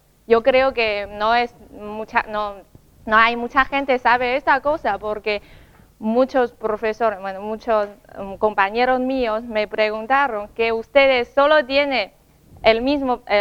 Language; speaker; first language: Spanish; non-native, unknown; Chinese